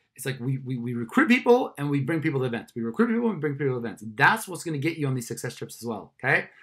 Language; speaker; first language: English; non-native, fluent; Swedish